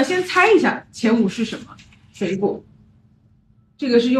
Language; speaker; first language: Chinese; native; Chinese